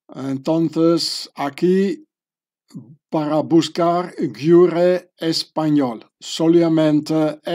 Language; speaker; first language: Spanish; non-native, learner; French